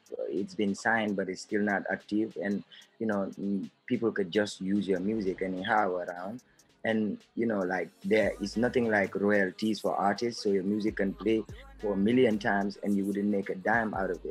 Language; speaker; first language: English; non-native, local second language; Mandingo